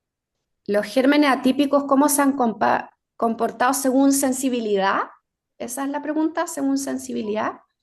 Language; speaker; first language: Spanish; native; Spanish